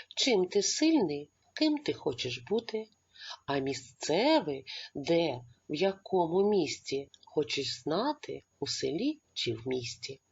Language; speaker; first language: Ukrainian; native; Ukrainian